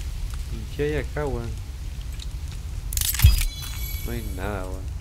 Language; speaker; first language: Spanish; native; Spanish